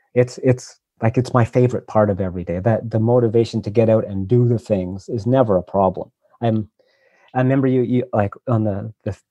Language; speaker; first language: English; native; English